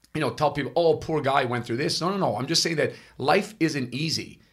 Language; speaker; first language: English; non-native, fluent; Italian